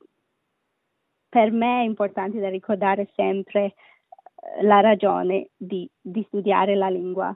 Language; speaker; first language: Italian; non-native, learner; Sinhala